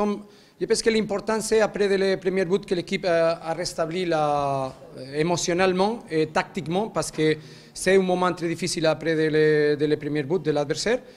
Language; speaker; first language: French; non-native, learner; Spanish